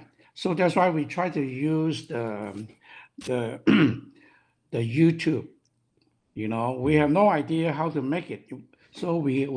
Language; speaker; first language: English; non-native, local second language; Cantonese